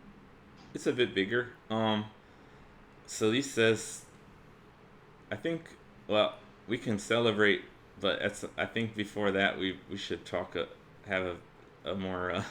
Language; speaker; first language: English; native; English